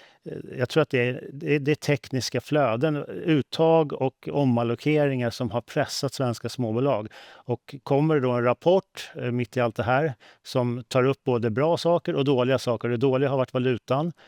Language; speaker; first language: Swedish; native; Swedish